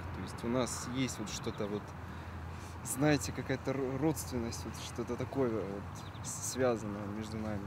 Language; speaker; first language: Russian; native; Russian